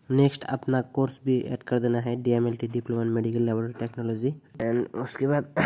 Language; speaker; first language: Hindi; non-native, local second language; Bangla